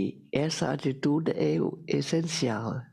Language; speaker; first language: Portuguese; non-native, fluent; German